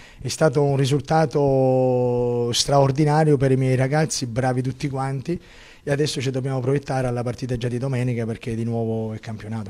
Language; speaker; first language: Italian; native; Italian